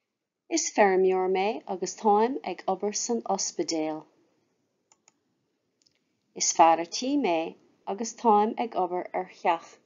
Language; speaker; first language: Irish; non-native, local second language; English